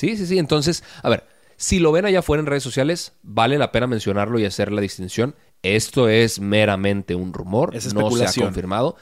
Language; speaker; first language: Spanish; native; Spanish